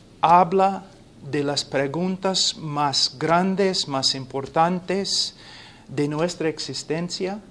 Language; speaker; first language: Spanish; non-native, fluent; English